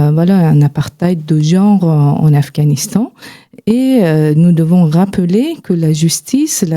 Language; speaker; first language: French; non-native, fluent; Persian